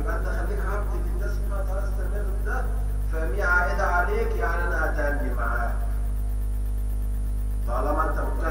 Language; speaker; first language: Arabic; native; Arabic